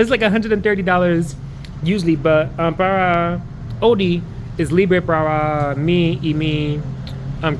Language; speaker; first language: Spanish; non-native, learner; English